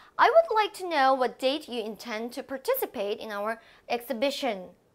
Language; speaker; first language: English; non-native, fluent; Korean